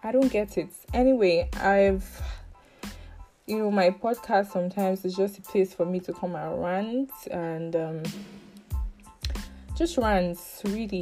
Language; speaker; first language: English; non-native, local second language; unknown